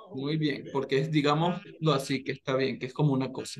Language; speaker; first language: Spanish; native; Spanish